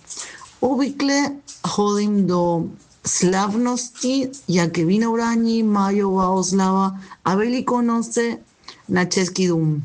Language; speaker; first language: Czech; non-native, learner; Spanish